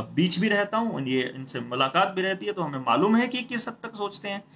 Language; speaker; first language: Hindi; native; Hindi